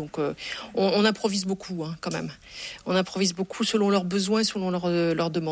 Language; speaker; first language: French; native; French